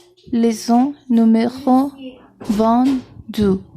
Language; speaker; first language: French; non-native, learner; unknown